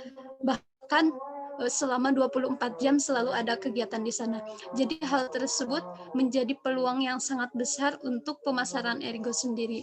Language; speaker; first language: Indonesian; native; Indonesian